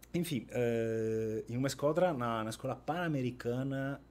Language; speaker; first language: Portuguese; non-native, fluent; Italian